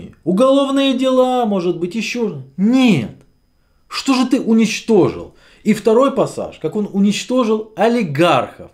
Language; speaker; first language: Russian; native; Russian